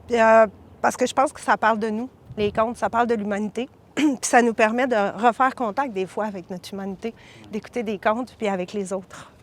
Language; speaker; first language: French; native; French